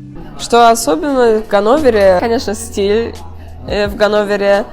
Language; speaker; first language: Russian; early bilingual, heritage; Russian